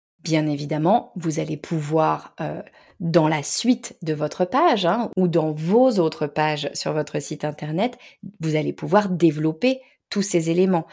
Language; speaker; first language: French; native; French